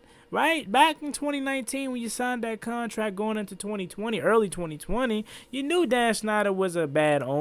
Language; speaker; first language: English; native; English